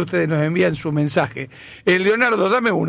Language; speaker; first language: Spanish; native; Spanish